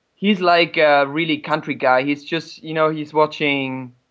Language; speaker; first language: English; non-native, fluent; German